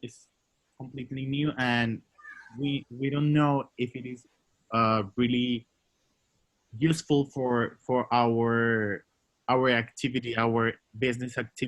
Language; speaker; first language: English; non-native, learner; Spanish